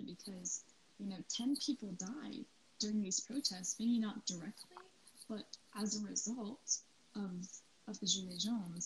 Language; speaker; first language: English; native; English